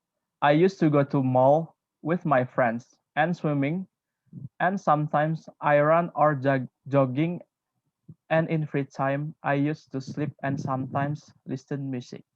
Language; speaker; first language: English; non-native, learner; Indonesian